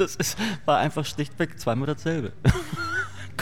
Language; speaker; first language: German; native; German